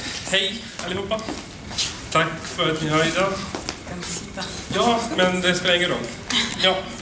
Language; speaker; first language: Swedish; non-native, fluent; Arabic